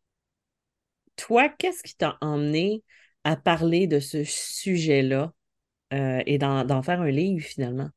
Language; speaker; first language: French; native; French